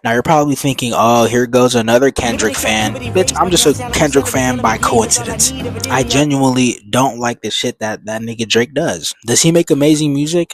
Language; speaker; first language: English; native; English